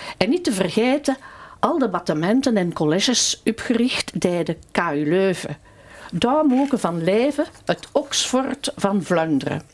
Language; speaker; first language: Dutch; native; Dutch